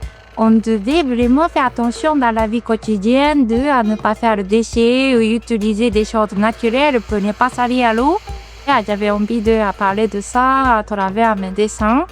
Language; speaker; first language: French; non-native, fluent; Japanese